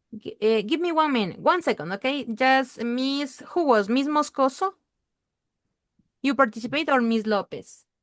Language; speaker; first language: English; non-native, learner; Spanish